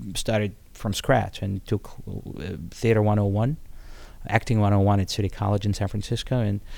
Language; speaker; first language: English; non-native, fluent; Ukrainian